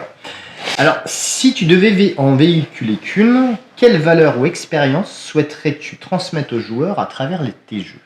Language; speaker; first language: French; native; French